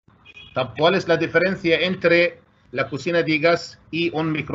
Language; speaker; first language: Spanish; non-native, fluent; Arabic